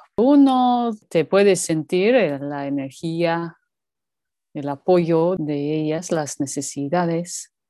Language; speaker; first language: Spanish; non-native, learner; English